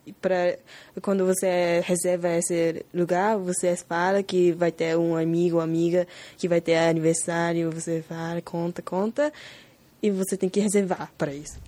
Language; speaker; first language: Portuguese; non-native, learner; Japanese